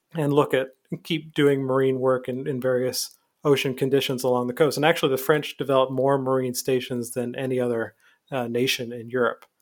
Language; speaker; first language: English; native; English